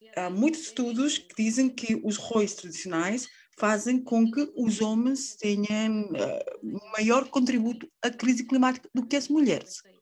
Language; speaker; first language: Portuguese; non-native, fluent; Spanish